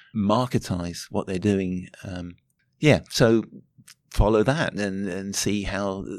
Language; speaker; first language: English; native; English